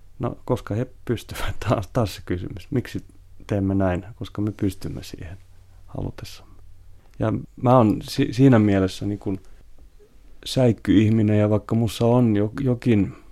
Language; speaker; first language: Finnish; non-native, local second language; Swedish